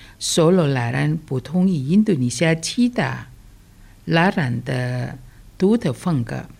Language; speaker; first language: Chinese; early bilingual, heritage; Chinese